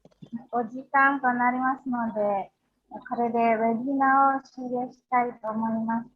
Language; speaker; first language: Japanese; non-native, fluent; Indonesian